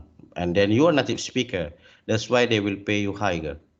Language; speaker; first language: English; non-native, learner; Indonesian